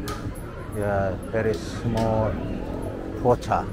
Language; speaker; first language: English; non-native, learner; Korean